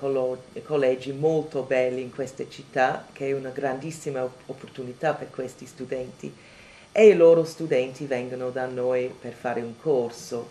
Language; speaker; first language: Italian; non-native, fluent; English